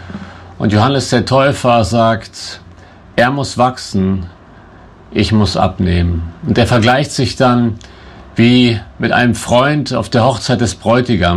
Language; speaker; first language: German; native; German